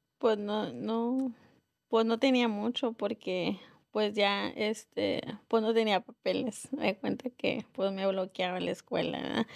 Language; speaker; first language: Spanish; native; Spanish